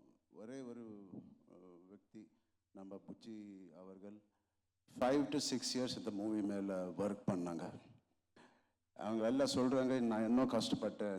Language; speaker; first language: Tamil; non-native, local second language; Telugu